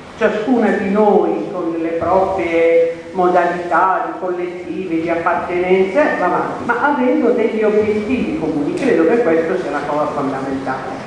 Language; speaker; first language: Italian; native; Italian